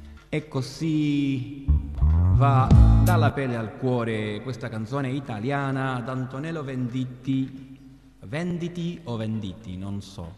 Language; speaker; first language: Italian; non-native, learner; Spanish